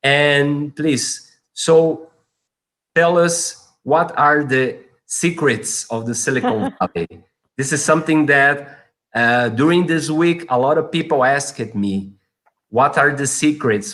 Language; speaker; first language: English; non-native, fluent; Portuguese